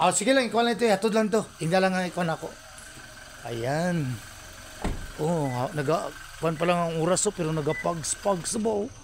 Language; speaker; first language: Filipino; non-native, local second language; Hiligaynon